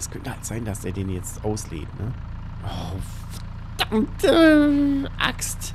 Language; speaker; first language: German; native; German